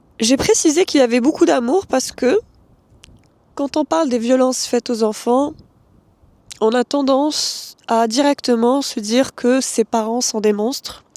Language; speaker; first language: French; non-native, local second language; Arabic